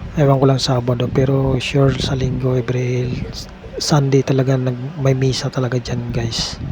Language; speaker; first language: Filipino; native; Filipino